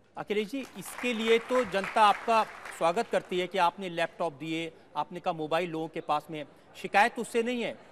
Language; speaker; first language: Hindi; native; Hindi